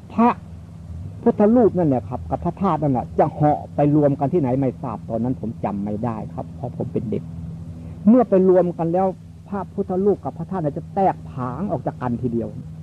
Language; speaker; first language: Thai; non-native, local second language; Northeastern Thai